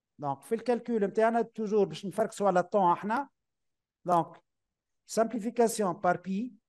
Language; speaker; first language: French; non-native, local second language; Arabic